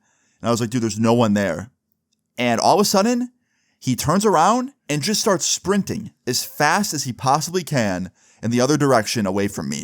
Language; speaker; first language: English; native; English